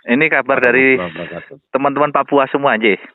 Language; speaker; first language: Indonesian; non-native, local second language; Javanese